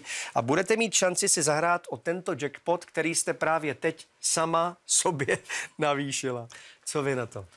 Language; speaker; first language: Czech; native; Czech